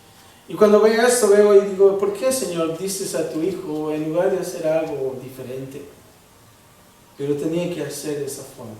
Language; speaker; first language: Spanish; early bilingual, heritage; Spanish